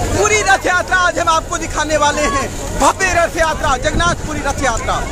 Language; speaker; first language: Hindi; native; Hindi